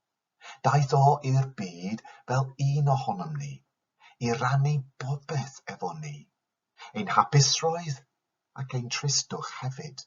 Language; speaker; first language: Welsh; non-native, fluent; English